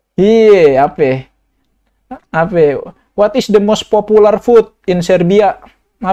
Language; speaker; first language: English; non-native, learner; Indonesian